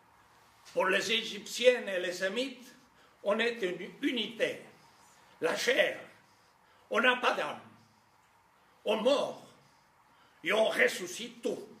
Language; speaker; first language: French; non-native, fluent; Spanish